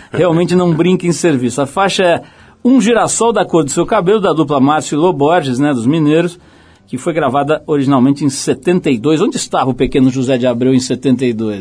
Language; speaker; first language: Portuguese; native; Portuguese